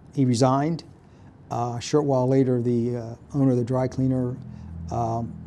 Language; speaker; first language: English; native; English